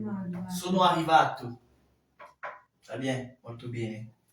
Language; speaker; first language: Italian; non-native, fluent; French